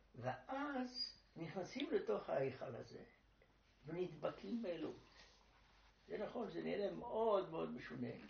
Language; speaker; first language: Hebrew; non-native, fluent; Romanian